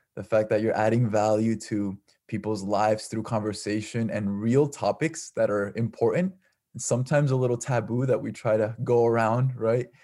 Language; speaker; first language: English; early bilingual, other home language; Spanish